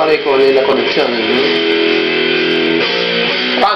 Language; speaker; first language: Italian; non-native, learner; Spanish